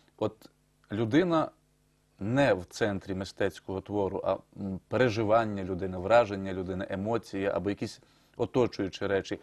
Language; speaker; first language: Ukrainian; native; Ukrainian